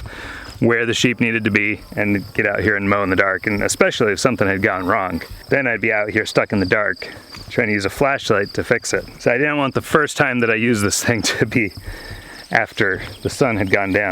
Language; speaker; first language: English; native; English